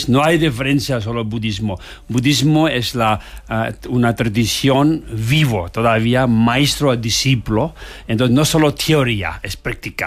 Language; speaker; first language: Spanish; non-native, learner; Tibetan